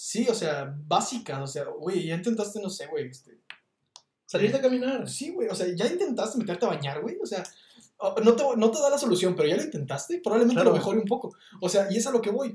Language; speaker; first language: Spanish; native; Spanish